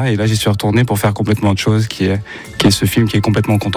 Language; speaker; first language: French; native; French